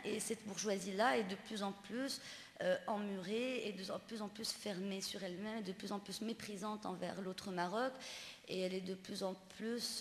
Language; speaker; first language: French; non-native, local second language; Arabic